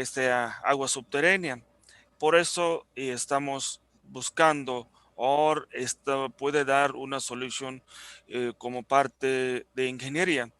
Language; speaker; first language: Spanish; non-native, fluent; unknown